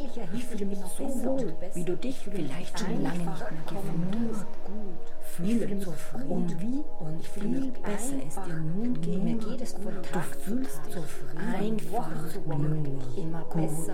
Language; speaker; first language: German; native; German